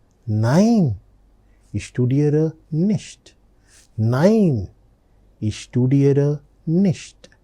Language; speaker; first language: German; non-native, fluent; Telugu